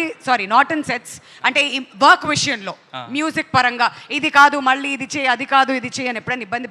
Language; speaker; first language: Telugu; native; Telugu